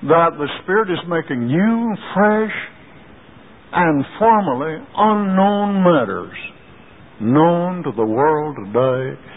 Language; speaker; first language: English; native; English